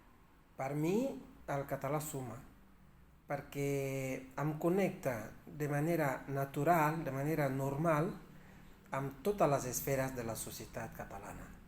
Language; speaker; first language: Catalan; early bilingual, other home language; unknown